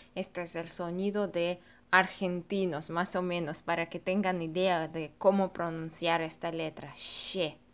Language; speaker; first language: Spanish; non-native, fluent; Russian